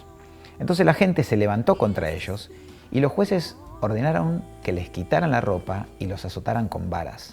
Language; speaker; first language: Spanish; native; Spanish